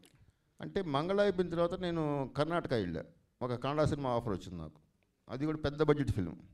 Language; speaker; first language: Telugu; native; Telugu